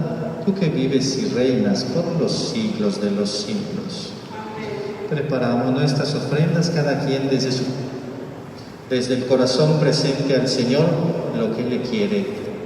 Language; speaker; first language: Spanish; native; Spanish